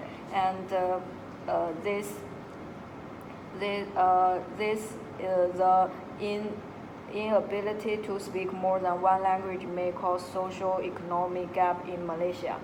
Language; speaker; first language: English; non-native, local second language; Chinese